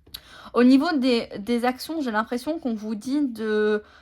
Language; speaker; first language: French; native; French